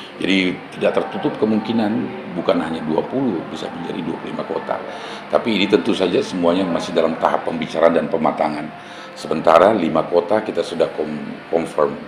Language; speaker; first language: Indonesian; native; Indonesian